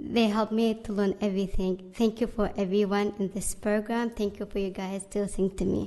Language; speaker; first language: English; non-native, learner; Arabic